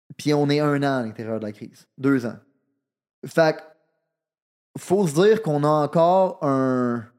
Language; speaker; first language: French; native; French